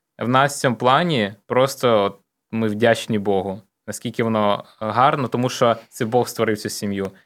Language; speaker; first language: Ukrainian; non-native, local second language; Russian